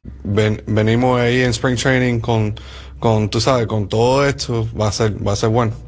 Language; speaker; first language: Spanish; early bilingual, heritage; Spanish